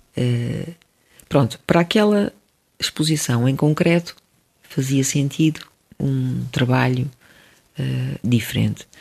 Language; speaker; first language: Portuguese; early bilingual, other home language; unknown